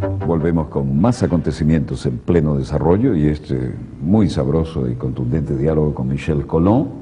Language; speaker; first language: Spanish; native; Spanish